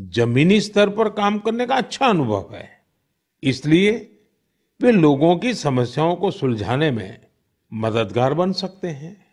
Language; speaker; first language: Hindi; non-native, local second language; Gujarati